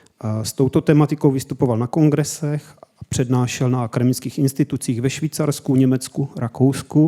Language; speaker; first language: Czech; native; Czech